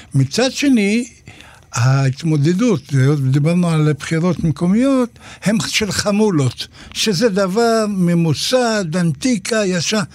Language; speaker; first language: Hebrew; native; Hebrew